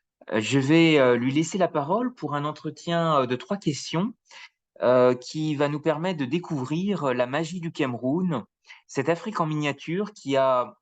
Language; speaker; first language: French; native; French